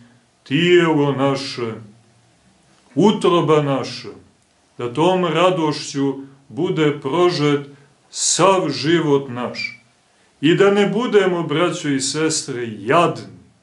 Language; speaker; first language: Serbian; native; Serbian